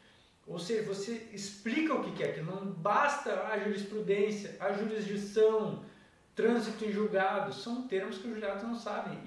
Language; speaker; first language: Portuguese; native; Portuguese